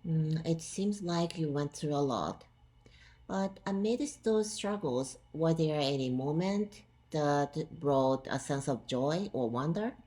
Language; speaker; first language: English; non-native, fluent; Japanese